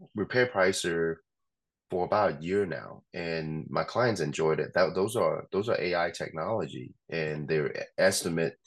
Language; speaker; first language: English; non-native, local second language; Cantonese